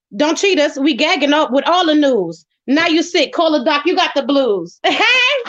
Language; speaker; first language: English; native; English